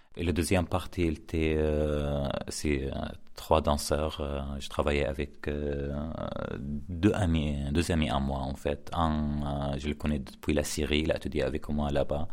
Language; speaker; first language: French; non-native, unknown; Arabic